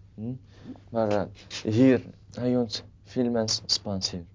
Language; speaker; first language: Dutch; non-native, learner; Arabic